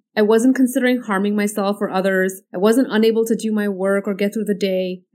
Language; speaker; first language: English; early bilingual, other home language; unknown